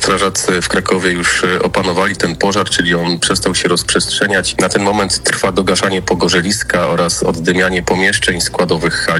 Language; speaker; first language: Polish; native; Polish